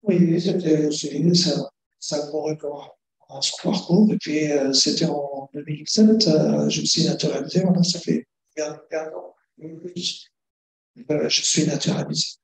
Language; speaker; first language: French; non-native, fluent; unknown